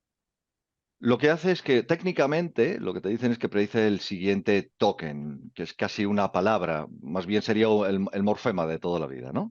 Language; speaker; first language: Spanish; native; Spanish